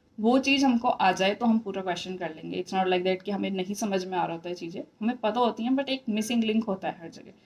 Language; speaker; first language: Hindi; native; Hindi